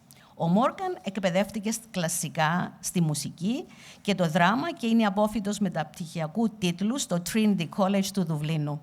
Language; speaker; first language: Greek; native; Greek